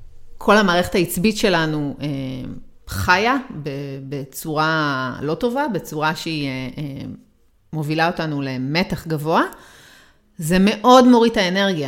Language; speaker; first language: Hebrew; native; Hebrew